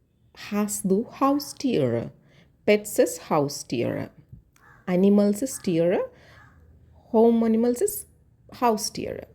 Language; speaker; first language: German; non-native, learner; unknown